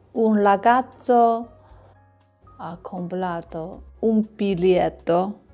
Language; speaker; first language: Italian; non-native, learner; Chinese